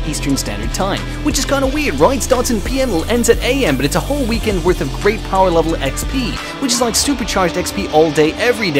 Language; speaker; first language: English; native; English